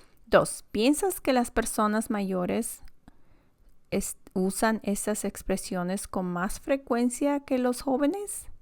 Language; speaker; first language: Spanish; non-native, fluent; English